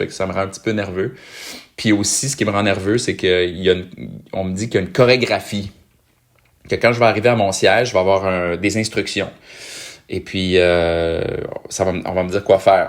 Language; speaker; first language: French; native; French